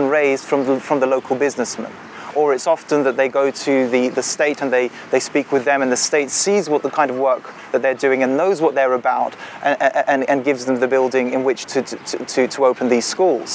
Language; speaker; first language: English; native; English